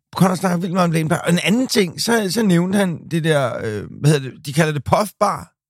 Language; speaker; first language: Danish; native; Danish